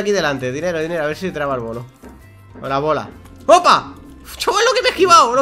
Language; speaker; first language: Spanish; native; Spanish